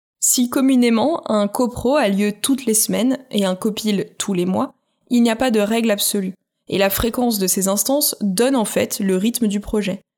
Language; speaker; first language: French; native; French